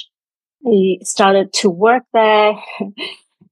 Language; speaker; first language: English; non-native, local second language; Cantonese